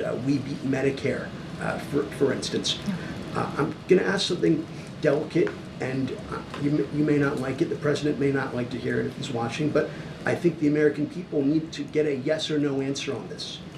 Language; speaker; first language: English; native; English